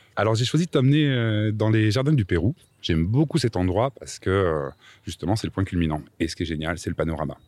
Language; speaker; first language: French; native; French